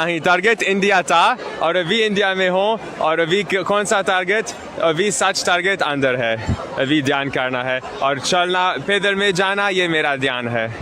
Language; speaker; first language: Hindi; non-native, learner; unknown